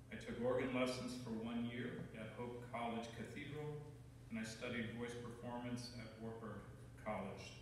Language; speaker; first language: English; native; English